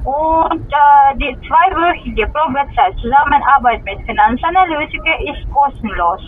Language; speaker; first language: German; non-native, learner; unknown